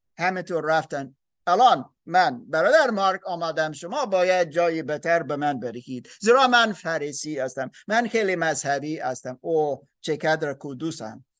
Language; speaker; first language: Persian; non-native, learner; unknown